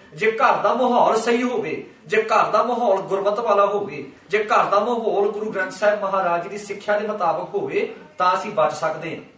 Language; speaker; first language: Punjabi; early bilingual, heritage; Punjabi